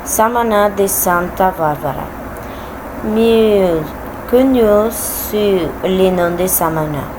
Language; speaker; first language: French; non-native, learner; Spanish